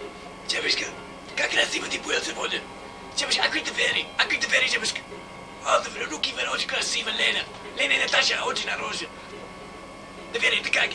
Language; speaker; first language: Russian; non-native, learner; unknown